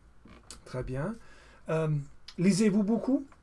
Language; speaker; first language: French; non-native, fluent; English